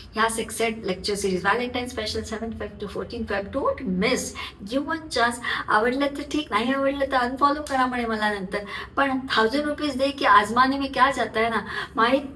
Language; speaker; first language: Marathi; non-native, local second language; Urdu